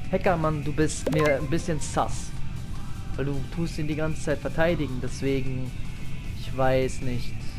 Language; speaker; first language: German; native; German